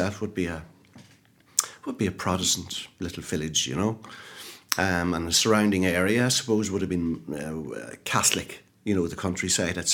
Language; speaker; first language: English; native; English